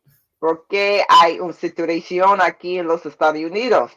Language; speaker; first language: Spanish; non-native, learner; English